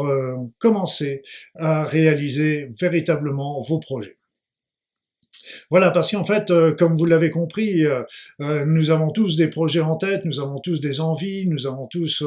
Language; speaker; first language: French; native; French